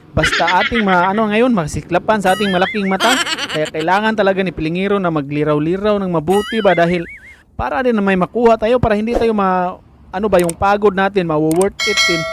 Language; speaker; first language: Filipino; non-native, local second language; Cebuano